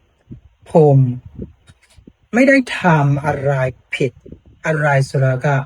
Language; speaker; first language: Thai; non-native, fluent; Burmese